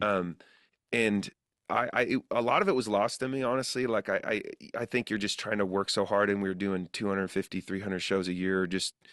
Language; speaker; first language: English; native; English